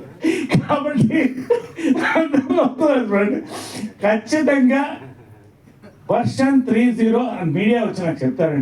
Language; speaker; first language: Telugu; native; Telugu